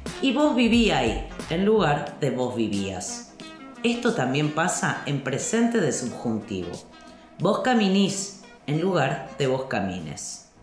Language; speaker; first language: Spanish; native; Spanish